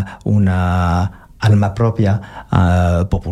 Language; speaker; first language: Catalan; non-native, learner; French